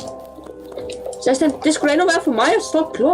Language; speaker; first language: Danish; native; Danish